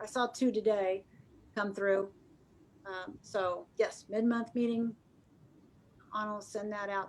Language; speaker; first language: English; native; English